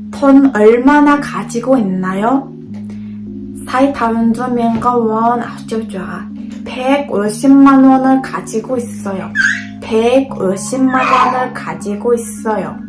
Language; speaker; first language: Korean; non-native, learner; Mongolian